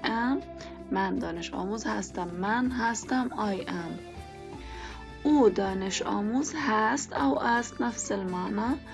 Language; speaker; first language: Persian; non-native, fluent; Arabic